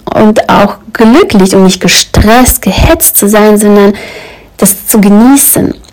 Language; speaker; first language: German; early bilingual, other home language; Russian